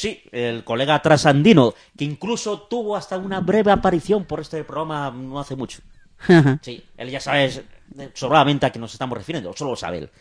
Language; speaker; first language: Spanish; native; Spanish